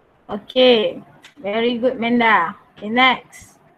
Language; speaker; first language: English; non-native, local second language; Malay